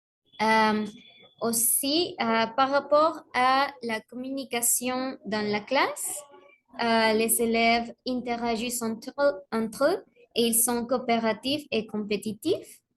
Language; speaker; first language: French; non-native, learner; Spanish